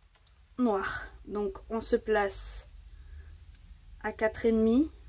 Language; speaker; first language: French; native; French